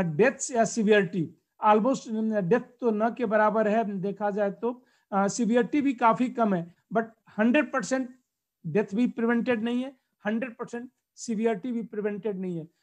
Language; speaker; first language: Hindi; native; Hindi